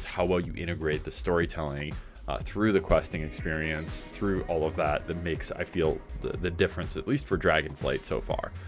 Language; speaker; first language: English; native; English